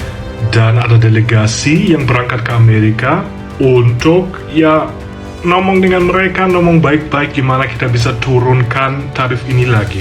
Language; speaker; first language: Indonesian; non-native, fluent; German